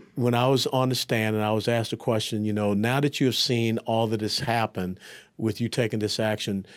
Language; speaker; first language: English; native; English